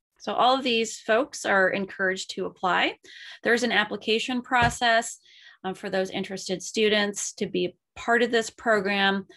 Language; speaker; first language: English; native; English